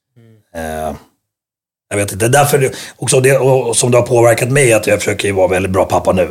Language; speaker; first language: Swedish; early bilingual, other home language; Finnish